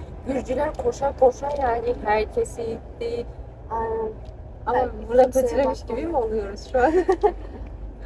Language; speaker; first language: Turkish; non-native, fluent; Kyrgyz